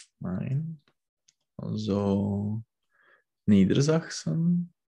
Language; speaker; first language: German; non-native, learner; Czech